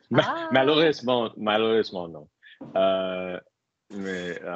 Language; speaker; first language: French; non-native, fluent; English